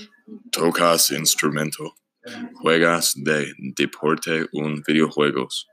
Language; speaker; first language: Spanish; non-native, learner; English